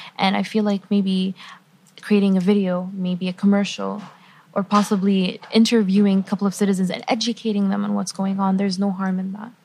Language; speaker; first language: English; non-native, fluent; Arabic